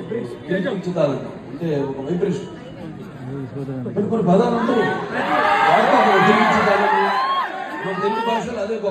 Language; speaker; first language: Telugu; native; Telugu